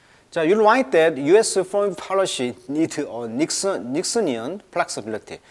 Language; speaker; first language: English; non-native, fluent; Korean